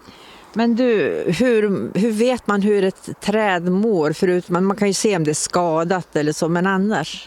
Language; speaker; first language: Swedish; native; Swedish